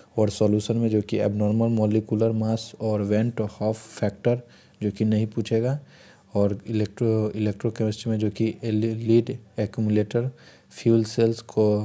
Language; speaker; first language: Hindi; native; Hindi